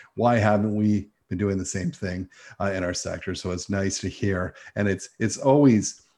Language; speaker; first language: English; native; English